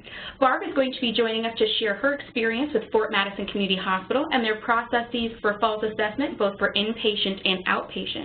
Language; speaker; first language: English; native; English